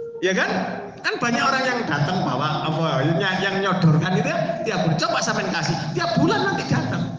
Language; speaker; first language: Indonesian; non-native, local second language; Javanese